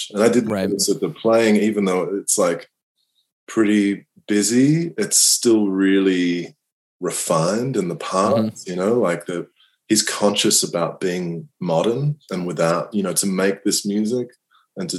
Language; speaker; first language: English; native; English